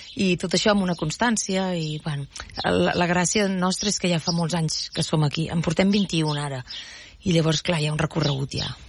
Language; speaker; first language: Catalan; native; Catalan